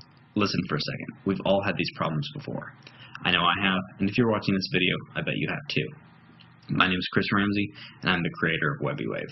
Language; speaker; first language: English; native; English